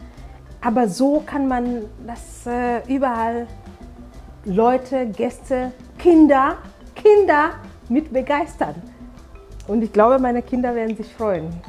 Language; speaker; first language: German; non-native, fluent; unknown